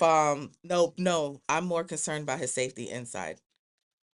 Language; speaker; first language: English; native; English